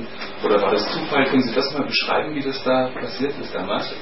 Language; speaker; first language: German; native; German